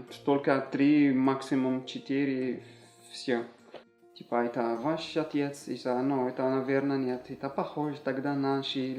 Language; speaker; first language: Russian; non-native, learner; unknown